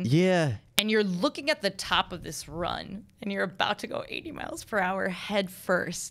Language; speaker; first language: English; native; English